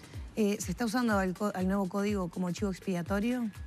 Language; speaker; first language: Spanish; native; Spanish